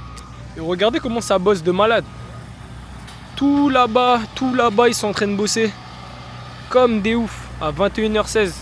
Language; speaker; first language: French; native; French